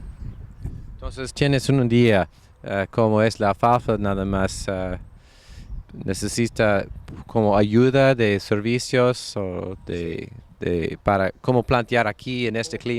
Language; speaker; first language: Spanish; non-native, fluent; English